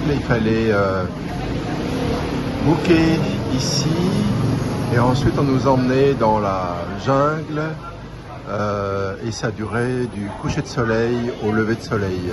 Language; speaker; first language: French; native; French